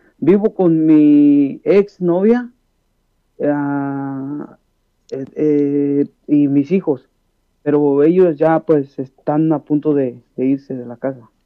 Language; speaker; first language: Spanish; native; Spanish